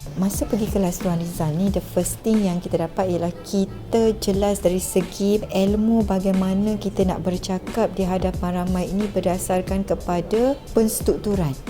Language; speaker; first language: Malay; native; Malay